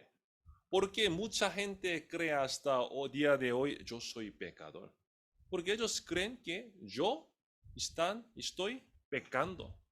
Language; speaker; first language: Spanish; non-native, fluent; Korean